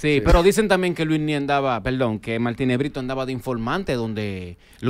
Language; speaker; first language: Spanish; native; Spanish